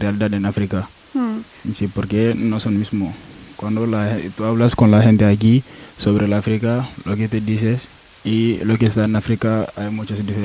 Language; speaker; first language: Spanish; non-native, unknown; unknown